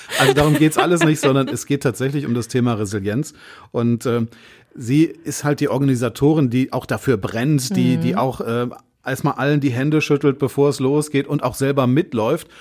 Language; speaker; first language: German; native; German